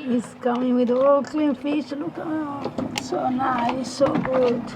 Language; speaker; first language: English; non-native, learner; Spanish